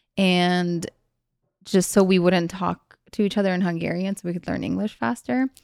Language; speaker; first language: English; early bilingual, other home language; Hungarian